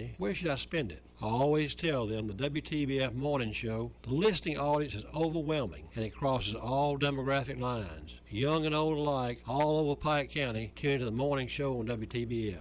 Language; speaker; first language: English; native; English